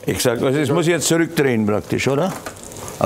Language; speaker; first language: German; native; German